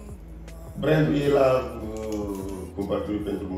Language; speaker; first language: Romanian; non-native, learner; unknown